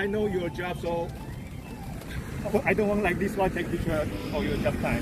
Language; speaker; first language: English; non-native, learner; Chinese